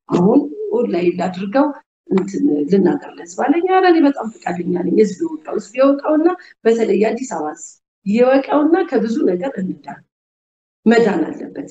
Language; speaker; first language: Amharic; native; Amharic